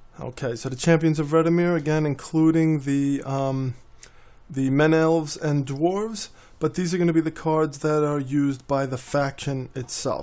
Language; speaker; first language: English; native; English